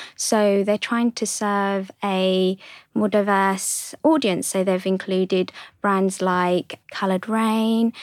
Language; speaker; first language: English; native; English